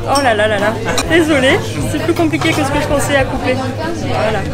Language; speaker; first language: French; native; French